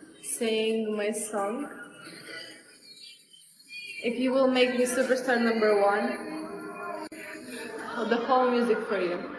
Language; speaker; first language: English; non-native, fluent; Russian